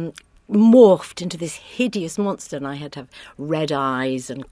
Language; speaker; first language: English; native; English